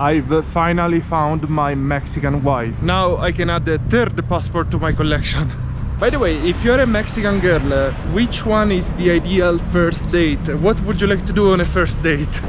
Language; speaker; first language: English; non-native, fluent; Italian